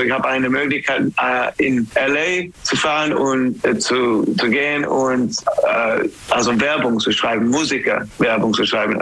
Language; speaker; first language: German; non-native, learner; English